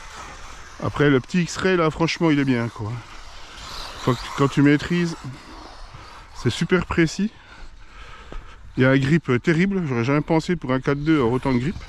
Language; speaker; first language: French; native; French